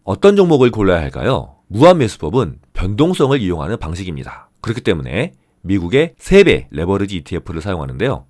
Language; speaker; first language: Korean; native; Korean